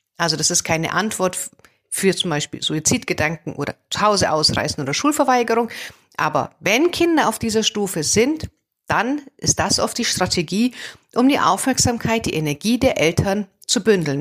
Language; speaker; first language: German; native; German